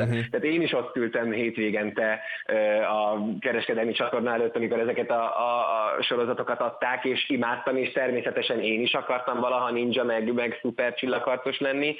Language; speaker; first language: Hungarian; native; Hungarian